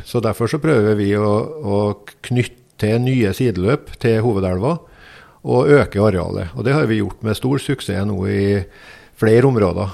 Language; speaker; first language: Norwegian; native; Norwegian